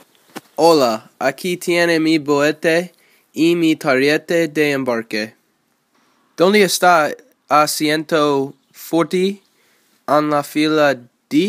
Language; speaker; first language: Spanish; non-native, learner; English